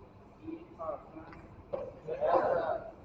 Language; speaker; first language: Chinese; native; Chinese